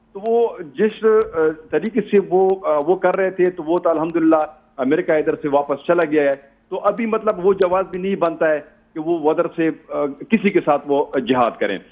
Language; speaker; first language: Urdu; non-native, local second language; Pashto